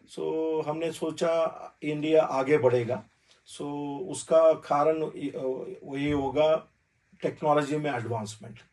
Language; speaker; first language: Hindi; non-native, learner; Telugu